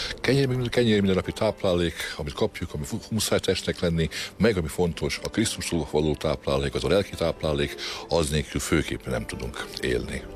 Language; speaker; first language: Hungarian; non-native, local second language; Croatian